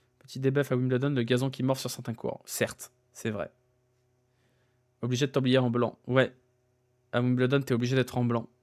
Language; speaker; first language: French; native; French